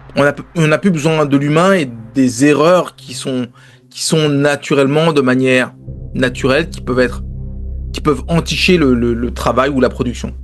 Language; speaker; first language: French; native; French